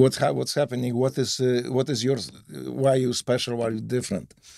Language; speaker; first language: English; non-native, fluent; Polish